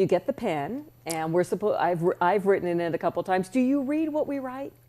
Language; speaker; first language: English; native; English